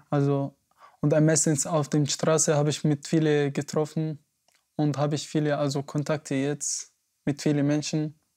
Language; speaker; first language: German; non-native, learner; Arabic